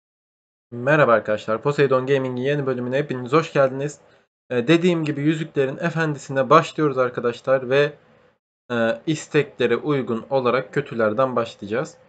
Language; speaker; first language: Turkish; native; Turkish